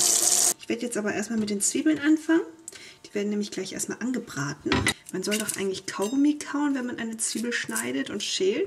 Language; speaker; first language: German; native; German